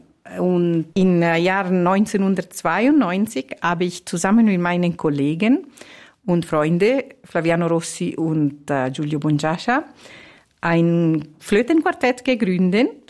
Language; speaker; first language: German; non-native, fluent; Italian